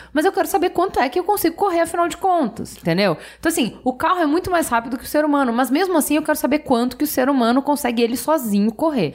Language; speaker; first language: Portuguese; native; Portuguese